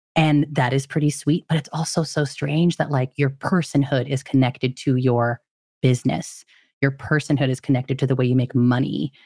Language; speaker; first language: English; early bilingual, other home language; Filipino